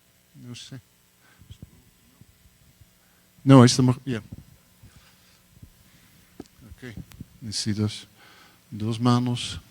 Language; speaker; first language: Spanish; non-native, learner; Dutch